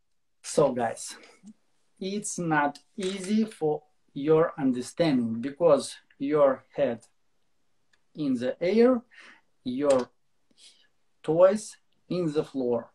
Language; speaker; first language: English; non-native, learner; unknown